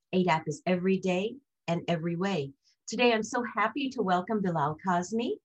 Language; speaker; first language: English; early bilingual, other home language; Hindi